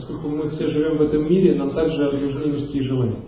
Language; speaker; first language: Russian; native; Russian